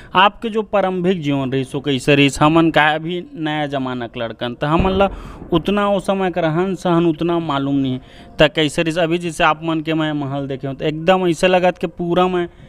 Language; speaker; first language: Hindi; native; Hindi